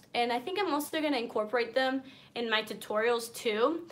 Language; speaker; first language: English; early bilingual, other home language; Spanish